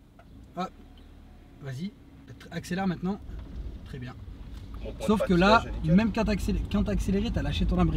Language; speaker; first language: French; native; French